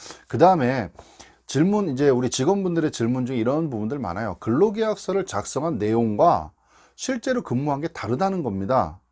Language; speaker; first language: Korean; native; Korean